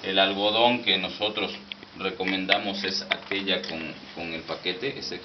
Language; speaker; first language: Spanish; native; Spanish